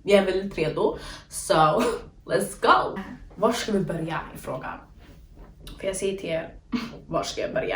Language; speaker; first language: Swedish; early bilingual, other home language; Somali